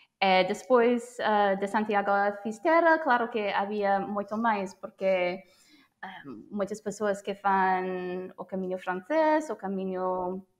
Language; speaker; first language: Portuguese; non-native, fluent; English